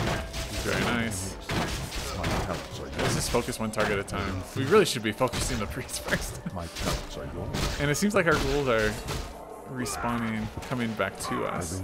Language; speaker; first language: English; native; English